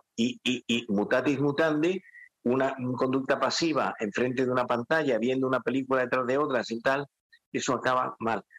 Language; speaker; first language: Spanish; native; Spanish